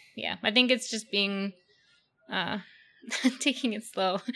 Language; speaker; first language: English; early bilingual, other home language; Russian